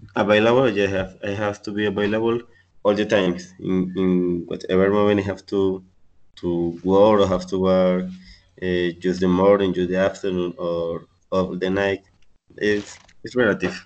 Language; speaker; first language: English; non-native, learner; Spanish